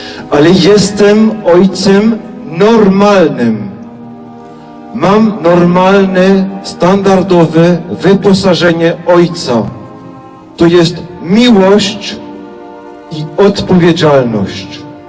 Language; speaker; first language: Polish; non-native, fluent; French